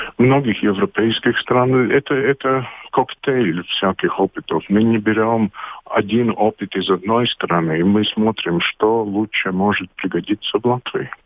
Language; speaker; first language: Russian; non-native, local second language; Latvian